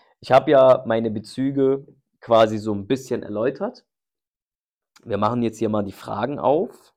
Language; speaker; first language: German; early bilingual, other home language; Turkish